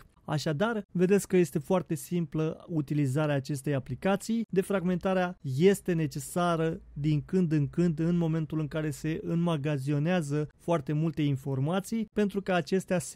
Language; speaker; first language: Romanian; native; Romanian